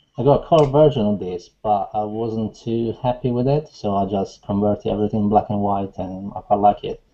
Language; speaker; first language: English; non-native, fluent; Italian